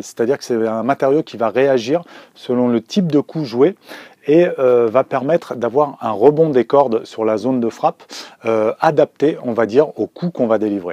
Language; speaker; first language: French; native; French